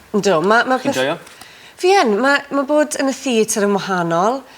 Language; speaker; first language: Welsh; native; Welsh